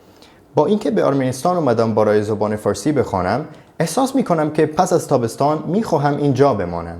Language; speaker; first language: Persian; non-native, learner; Spanish